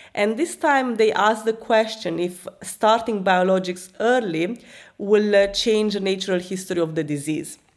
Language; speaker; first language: English; non-native, fluent; Romanian